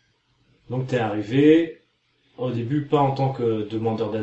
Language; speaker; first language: French; native; French